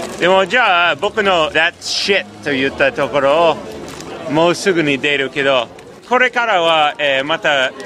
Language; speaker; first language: Japanese; non-native, fluent; Persian